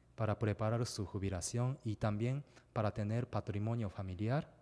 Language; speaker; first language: Spanish; non-native, fluent; Japanese